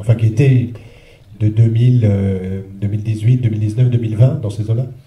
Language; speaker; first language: French; native; French